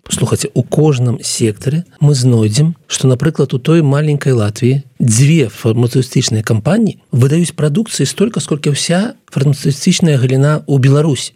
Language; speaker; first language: Belarusian; non-native, local second language; Russian